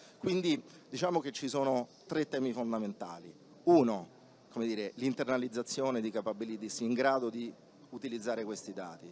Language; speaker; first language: Italian; native; Italian